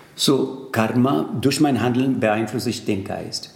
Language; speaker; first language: German; non-native, fluent; Tamil